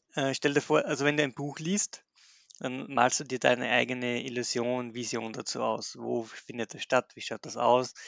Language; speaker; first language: German; native; German